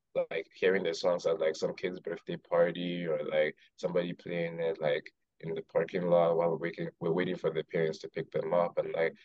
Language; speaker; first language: English; non-native, local second language; Yoruba